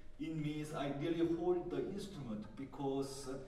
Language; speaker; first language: English; non-native, learner; Korean